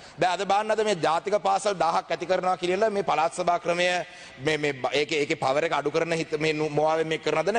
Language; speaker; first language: Sinhala; non-native, local second language; Tamil